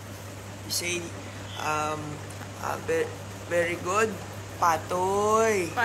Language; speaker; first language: English; non-native, learner; Thai